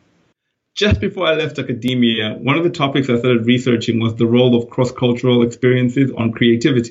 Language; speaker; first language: English; non-native, local second language; Shona